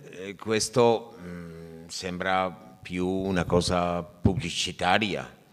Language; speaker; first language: Italian; non-native, fluent; Spanish